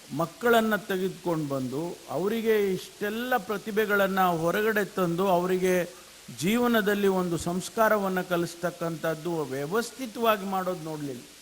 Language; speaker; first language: Kannada; native; Kannada